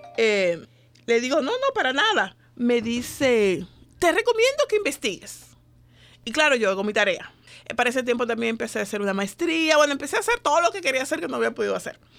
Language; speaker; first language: Spanish; native; Spanish